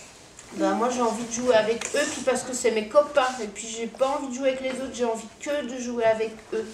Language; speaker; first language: French; native; French